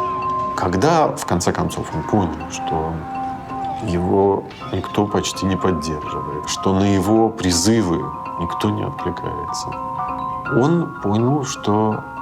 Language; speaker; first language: Russian; native; Russian